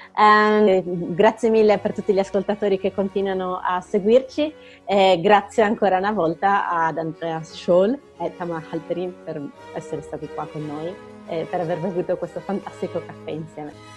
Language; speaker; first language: Italian; native; Italian